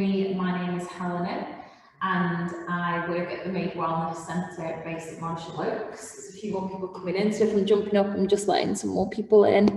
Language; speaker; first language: English; native; English